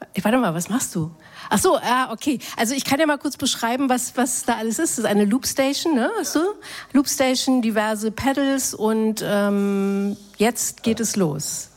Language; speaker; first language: German; native; German